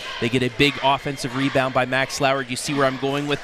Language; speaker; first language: English; native; English